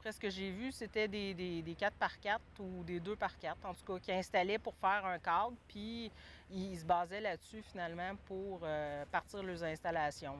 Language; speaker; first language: French; native; French